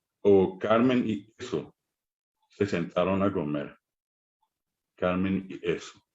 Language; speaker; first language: Spanish; non-native, local second language; Guarani